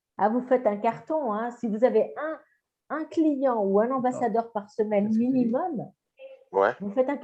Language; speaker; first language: French; native; French